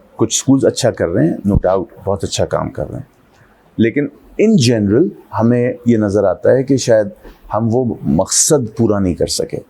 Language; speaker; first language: Urdu; native; Urdu